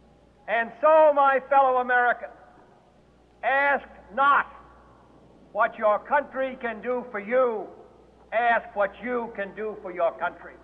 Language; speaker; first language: English; native; English